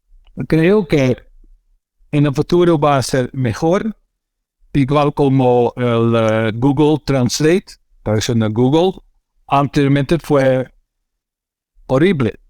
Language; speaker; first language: Spanish; non-native, fluent; Dutch